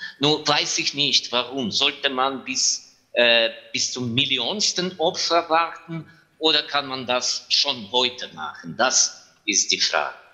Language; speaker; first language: German; non-native, fluent; Ukrainian